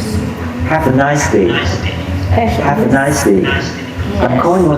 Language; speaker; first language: English; non-native, fluent; Indonesian